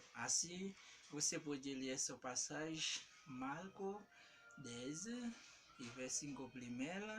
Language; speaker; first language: Portuguese; non-native, learner; Haitian Creole